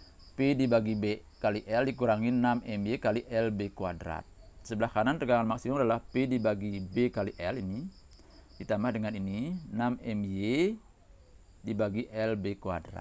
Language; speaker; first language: Indonesian; native; Indonesian